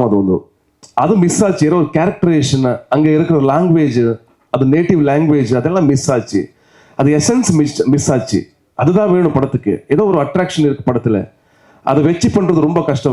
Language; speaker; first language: Tamil; non-native, local second language; Kannada